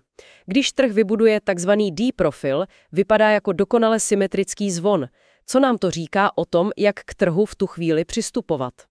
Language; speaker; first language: Czech; native; Czech